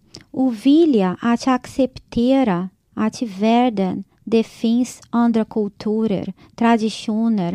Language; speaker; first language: Swedish; non-native, fluent; Portuguese